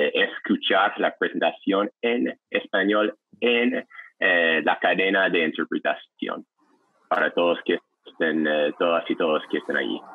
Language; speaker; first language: Spanish; non-native, learner; English